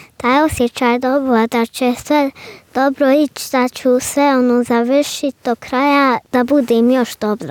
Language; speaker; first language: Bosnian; early bilingual, heritage; Bosnian